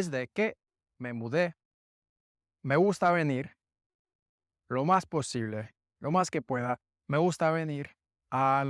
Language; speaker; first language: Spanish; non-native, fluent; English